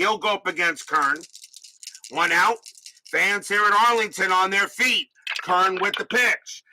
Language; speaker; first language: English; native; English